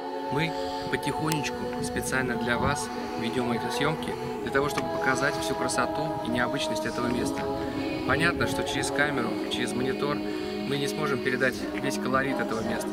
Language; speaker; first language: Russian; native; Russian